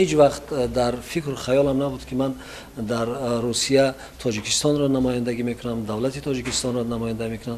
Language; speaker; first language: Persian; native; Persian